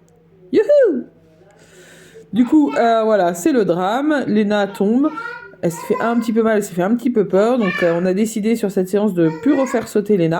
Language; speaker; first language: French; native; French